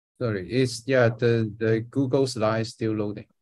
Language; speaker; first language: English; non-native, fluent; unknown